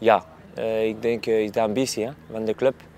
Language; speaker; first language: Dutch; non-native, local second language; Spanish